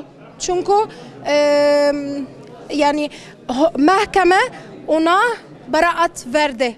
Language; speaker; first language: Turkish; non-native, learner; Arabic